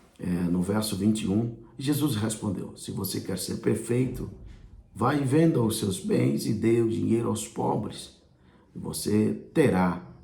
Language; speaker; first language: Portuguese; native; Portuguese